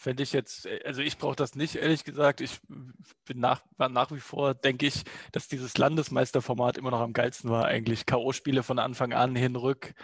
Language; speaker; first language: German; native; German